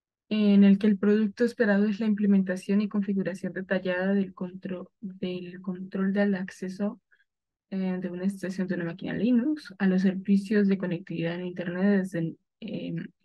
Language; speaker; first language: Spanish; native; Spanish